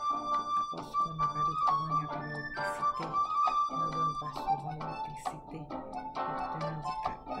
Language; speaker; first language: French; non-native, local second language; Haitian Creole